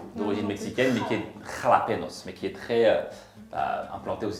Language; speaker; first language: French; native; French